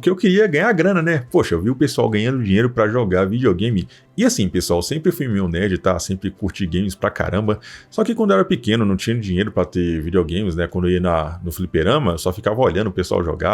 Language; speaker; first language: Portuguese; native; Portuguese